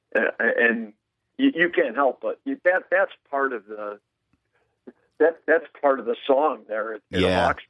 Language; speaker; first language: English; native; English